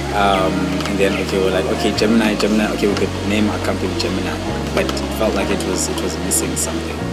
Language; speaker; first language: English; non-native, local second language; Xhosa